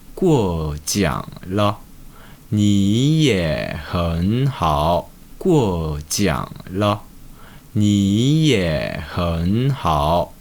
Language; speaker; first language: Chinese; non-native, fluent; Korean